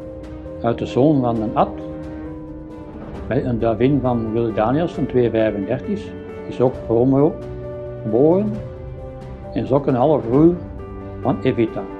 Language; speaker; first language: Dutch; native; Dutch